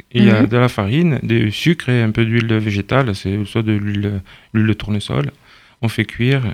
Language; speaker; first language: French; native; French